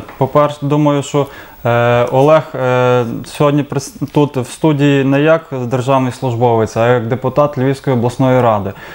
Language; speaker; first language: Ukrainian; native; Ukrainian